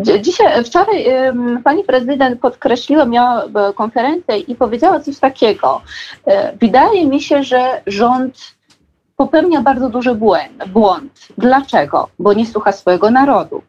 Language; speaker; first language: Polish; non-native, fluent; Georgian